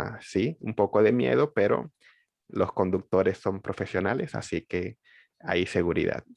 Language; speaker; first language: Spanish; native; Spanish